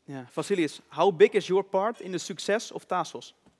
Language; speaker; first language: English; non-native, fluent; Dutch